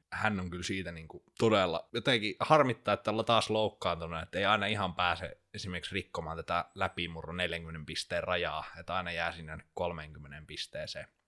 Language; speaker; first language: Finnish; native; Finnish